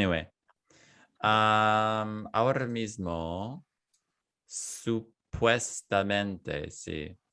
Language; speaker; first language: Spanish; non-native, fluent; English